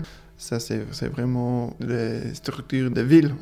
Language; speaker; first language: French; non-native, learner; Afrikaans